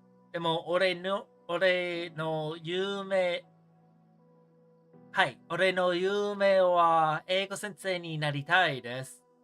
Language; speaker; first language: Japanese; non-native, learner; English